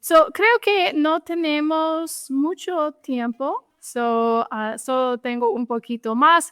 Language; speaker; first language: Spanish; non-native, fluent; English